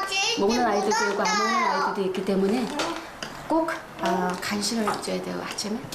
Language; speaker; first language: Korean; non-native, fluent; Mongolian